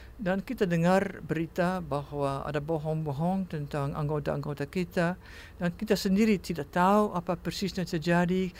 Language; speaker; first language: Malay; non-native, fluent; Dutch